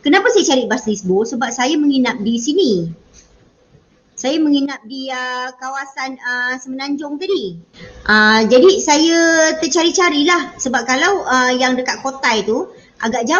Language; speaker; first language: Malay; native; Malay